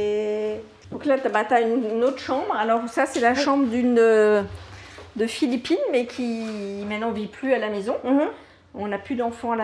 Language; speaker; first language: French; native; French